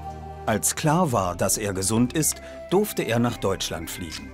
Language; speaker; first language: German; native; German